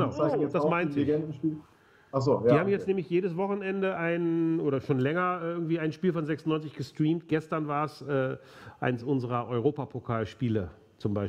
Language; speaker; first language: German; native; German